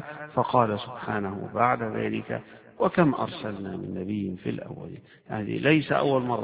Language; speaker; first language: Arabic; native; Arabic